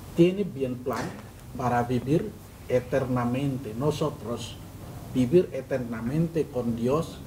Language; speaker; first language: Spanish; non-native, learner; Indonesian